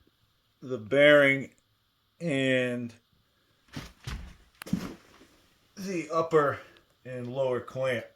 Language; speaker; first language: English; native; English